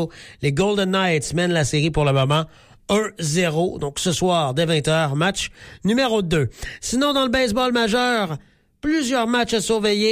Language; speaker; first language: French; native; French